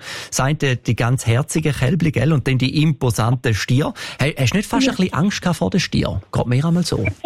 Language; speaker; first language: German; native; German